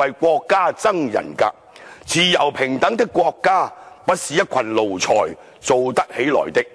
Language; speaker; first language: Chinese; non-native, local second language; Cantonese